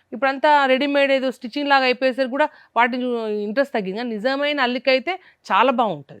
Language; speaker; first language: Telugu; non-native, local second language; Lambadi